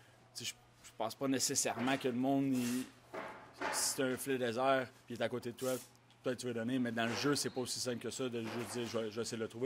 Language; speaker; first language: French; native; French